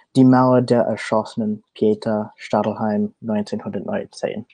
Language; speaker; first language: German; non-native, learner; English